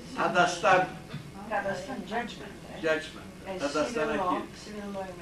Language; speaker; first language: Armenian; early bilingual, heritage; Armenian